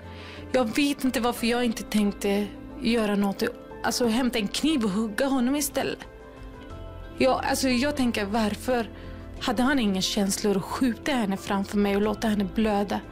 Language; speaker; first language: Swedish; non-native, fluent; Kurdish